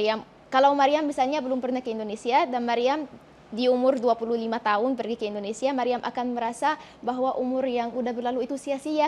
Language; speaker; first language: Indonesian; non-native, fluent; Arabic